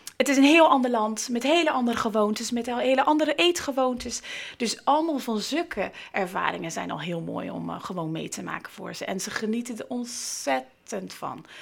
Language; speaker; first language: Dutch; non-native, fluent; English